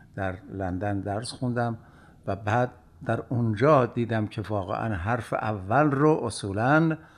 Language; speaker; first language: Persian; native; Persian